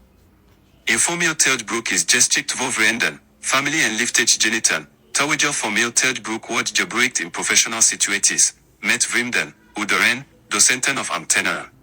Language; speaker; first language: Dutch; non-native, learner; English